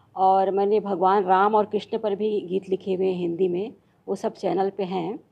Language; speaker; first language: Hindi; non-native, local second language; Chhattisgarhi